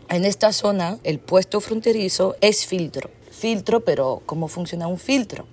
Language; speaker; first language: Spanish; non-native, fluent; French